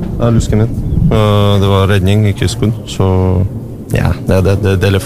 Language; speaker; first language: Norwegian; non-native, learner; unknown